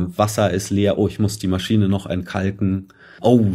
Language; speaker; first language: German; native; German